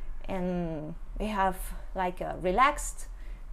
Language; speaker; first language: English; non-native, learner; Spanish